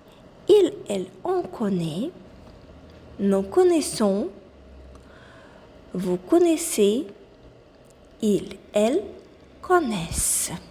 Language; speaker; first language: French; non-native, fluent; Ukrainian